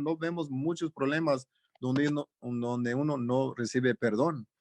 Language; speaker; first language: Spanish; early bilingual, heritage; Spanish